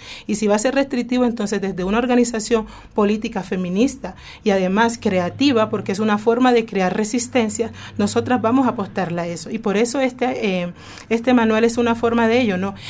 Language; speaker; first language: Spanish; native; Spanish